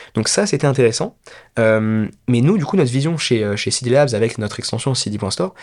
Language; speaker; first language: French; native; French